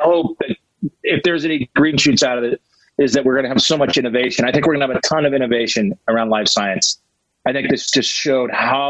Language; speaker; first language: English; native; English